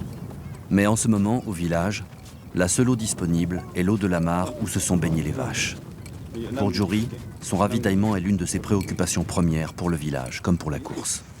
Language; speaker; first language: French; native; French